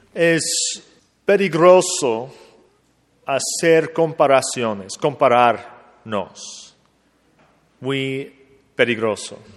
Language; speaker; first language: Spanish; non-native, fluent; English